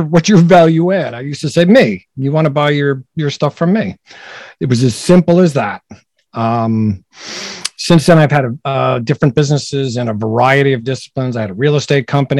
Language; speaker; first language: English; native; English